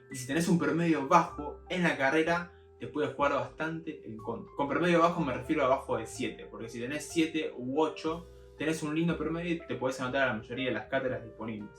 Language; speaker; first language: Spanish; native; Spanish